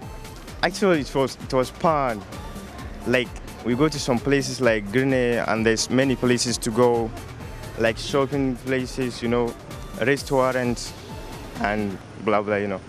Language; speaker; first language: English; non-native, fluent; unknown